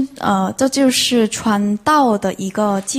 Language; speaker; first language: Chinese; non-native, fluent; Korean